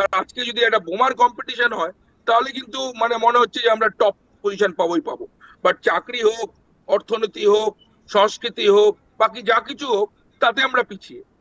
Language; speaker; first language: Bangla; native; Bangla